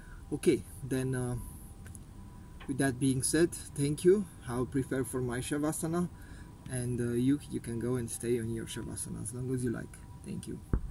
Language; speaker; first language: English; non-native, fluent; Romanian